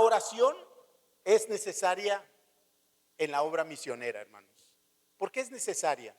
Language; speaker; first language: Spanish; native; Spanish